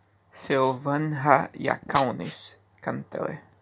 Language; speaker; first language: Finnish; non-native, learner; Portuguese